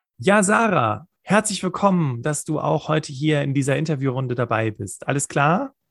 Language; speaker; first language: German; native; German